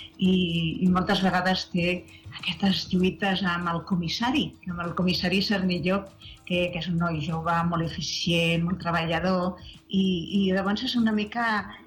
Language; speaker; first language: Catalan; native; Catalan